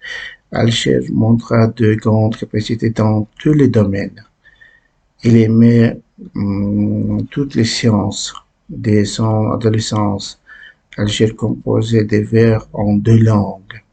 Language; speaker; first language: French; non-native, learner; Uzbek